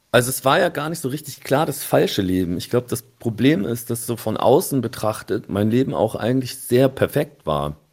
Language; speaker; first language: German; native; German